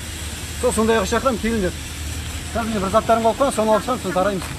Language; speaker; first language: Kazakh; native; Kazakh